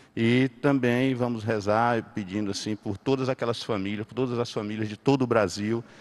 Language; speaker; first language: Portuguese; native; Portuguese